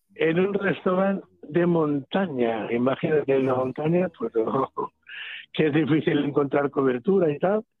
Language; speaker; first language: Spanish; native; Spanish